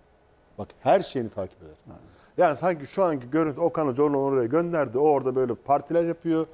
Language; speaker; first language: Turkish; native; Turkish